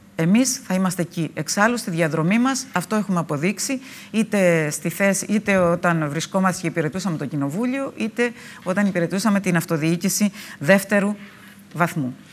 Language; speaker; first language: Greek; native; Greek